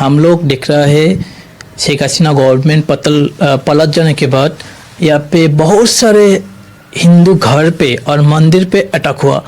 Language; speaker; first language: Hindi; non-native, learner; Bangla